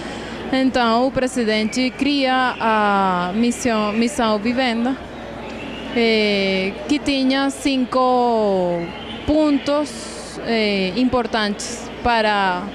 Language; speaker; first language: Portuguese; non-native, fluent; Spanish